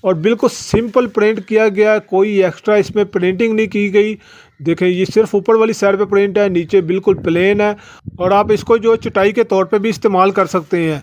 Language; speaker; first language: Hindi; non-native, local second language; Punjabi